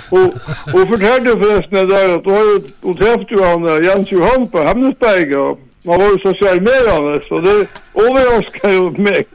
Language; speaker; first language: Norwegian; native; Norwegian